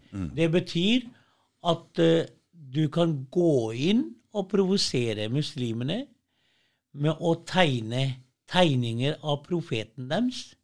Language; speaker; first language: Norwegian; early bilingual, other home language; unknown